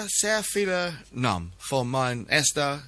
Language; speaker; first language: German; non-native, learner; English